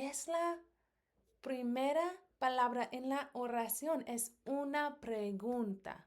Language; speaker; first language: Spanish; non-native, fluent; English